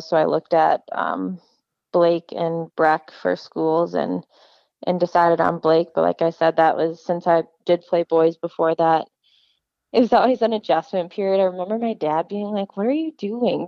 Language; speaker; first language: English; native; English